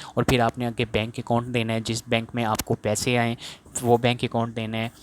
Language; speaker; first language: Urdu; non-native, local second language; Punjabi